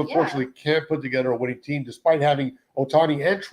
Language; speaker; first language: English; native; English